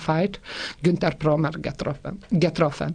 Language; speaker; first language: German; non-native, learner; Lithuanian